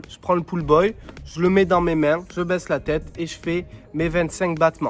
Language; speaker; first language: French; native; French